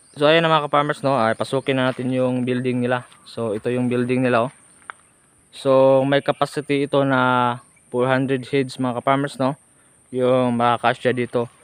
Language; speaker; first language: Filipino; non-native, local second language; Cebuano